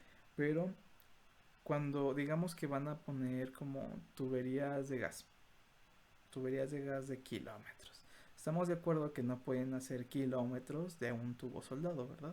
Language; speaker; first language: Spanish; native; Spanish